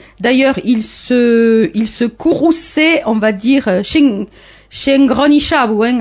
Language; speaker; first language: French; native; French